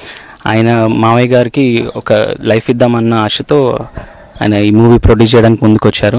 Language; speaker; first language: Telugu; native; Telugu